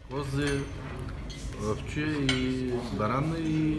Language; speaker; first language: Russian; non-native, learner; Bulgarian